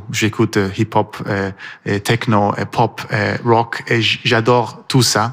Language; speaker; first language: French; non-native, learner; Persian